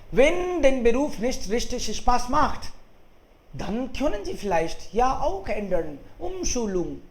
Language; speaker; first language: German; non-native, fluent; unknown